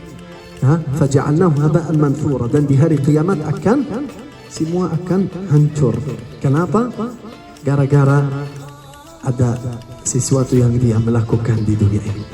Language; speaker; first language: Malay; non-native, fluent; Arabic